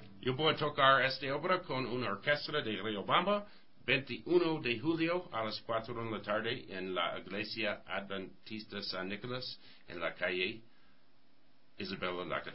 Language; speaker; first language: Spanish; non-native, learner; English